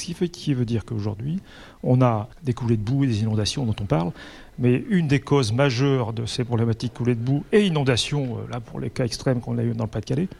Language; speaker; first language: French; native; French